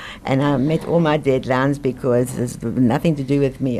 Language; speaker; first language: English; native; English